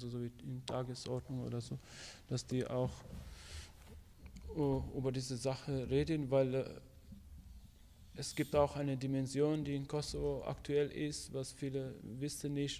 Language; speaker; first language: German; non-native, fluent; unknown